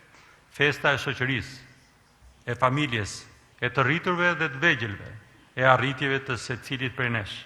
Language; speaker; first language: Albanian; native; Albanian